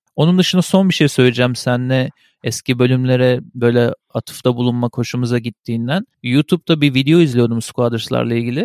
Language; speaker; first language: Turkish; native; Turkish